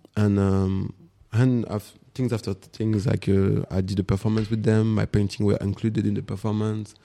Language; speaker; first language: English; non-native, fluent; French